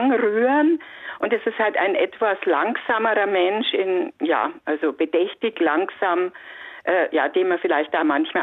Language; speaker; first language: German; native; German